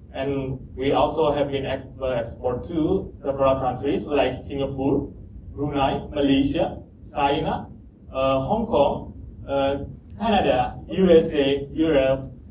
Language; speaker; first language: English; non-native, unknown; Indonesian